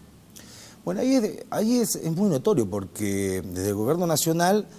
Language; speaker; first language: Spanish; native; Spanish